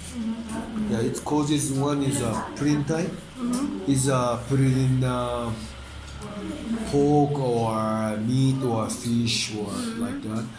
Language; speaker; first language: English; non-native, learner; Japanese